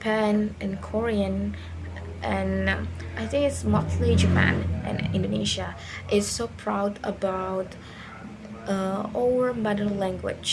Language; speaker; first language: English; non-native, learner; Indonesian